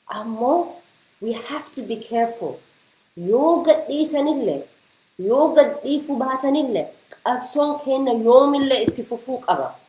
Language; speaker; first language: Oromo; early bilingual, heritage; Oromo